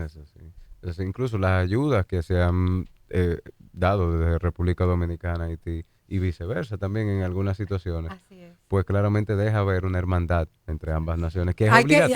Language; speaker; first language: Spanish; native; Spanish